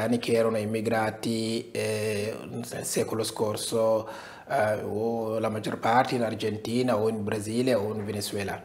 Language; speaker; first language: Italian; non-native, fluent; Wolof